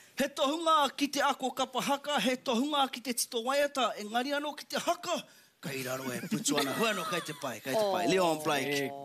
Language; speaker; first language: Māori; native; Māori